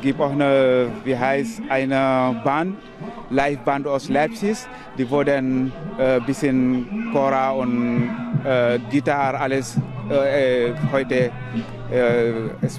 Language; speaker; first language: German; non-native, learner; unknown